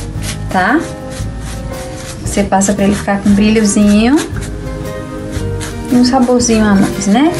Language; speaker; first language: Portuguese; native; Portuguese